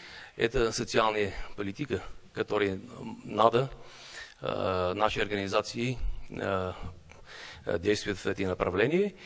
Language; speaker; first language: Russian; non-native, learner; Bulgarian